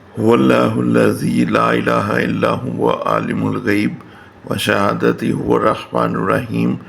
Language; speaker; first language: Urdu; native; Urdu